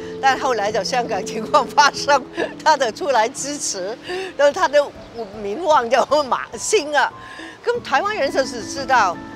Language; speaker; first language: Chinese; non-native, local second language; Cantonese